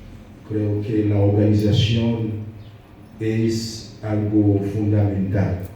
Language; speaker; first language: Spanish; non-native, fluent; Haitian Creole